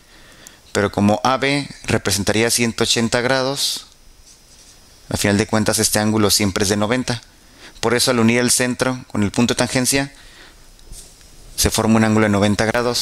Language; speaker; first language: Spanish; native; Spanish